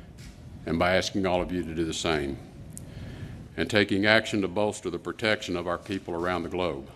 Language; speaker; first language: English; native; English